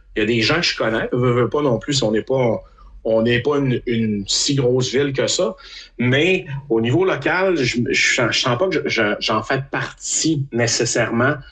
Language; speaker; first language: French; native; French